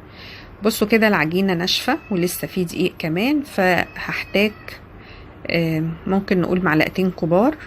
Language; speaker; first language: Arabic; native; Arabic